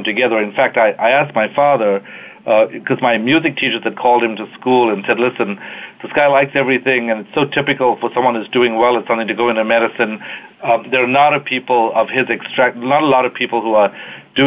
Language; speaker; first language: English; native; English